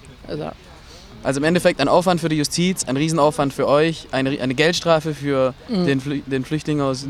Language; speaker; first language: German; native; German